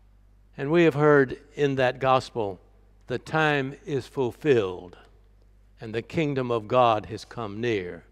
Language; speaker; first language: English; native; English